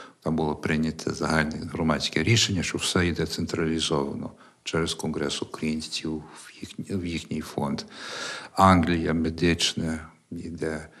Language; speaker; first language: Ukrainian; early bilingual, heritage; Ukrainian